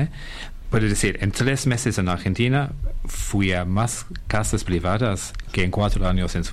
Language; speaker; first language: Spanish; non-native, fluent; English